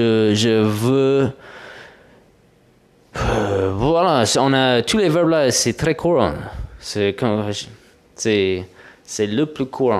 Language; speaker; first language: French; non-native, fluent; English